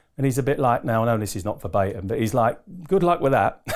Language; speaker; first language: English; native; English